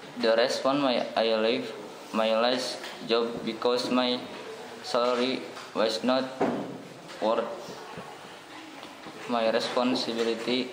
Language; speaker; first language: English; non-native, learner; Indonesian